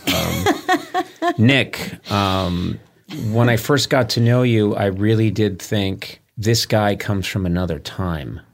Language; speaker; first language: English; native; English